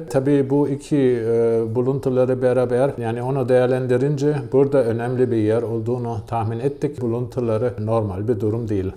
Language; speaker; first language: Turkish; non-native, fluent; German